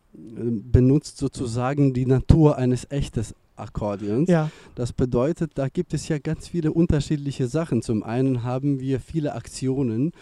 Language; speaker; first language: German; non-native, fluent; Serbian